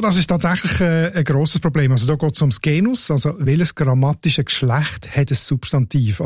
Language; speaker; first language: German; native; German